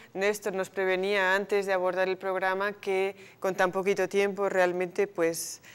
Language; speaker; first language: Spanish; native; Spanish